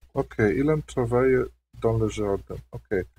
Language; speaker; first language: French; non-native, learner; English